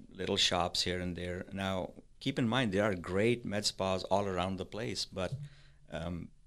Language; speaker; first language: English; non-native, local second language; Urdu